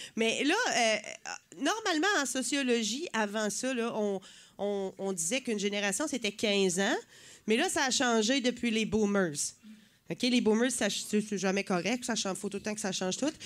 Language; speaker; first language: French; native; French